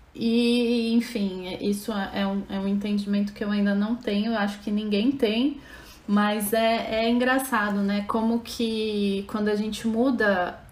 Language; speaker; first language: Portuguese; native; Portuguese